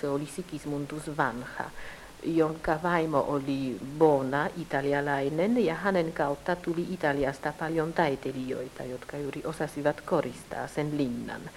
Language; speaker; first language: Finnish; early bilingual, other home language; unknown